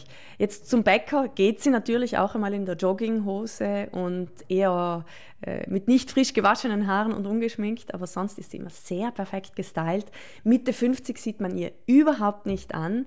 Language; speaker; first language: German; native; German